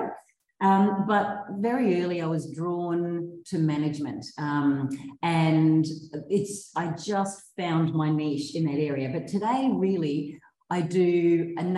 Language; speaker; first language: English; native; English